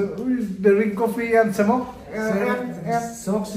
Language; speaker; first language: English; non-native, learner; Vietnamese